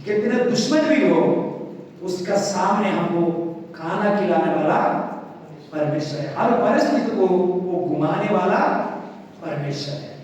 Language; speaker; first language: Hindi; non-native, local second language; Telugu